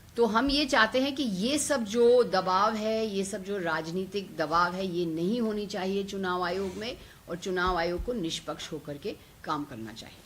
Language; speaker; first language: Hindi; non-native, local second language; Bangla